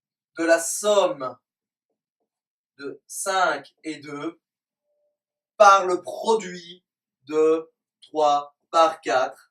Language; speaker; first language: French; native; French